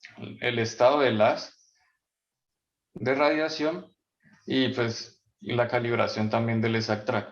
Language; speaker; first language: Spanish; native; Spanish